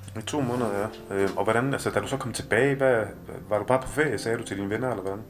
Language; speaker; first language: Danish; early bilingual, other home language; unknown